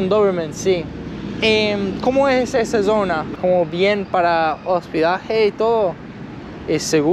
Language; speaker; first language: Spanish; non-native, learner; English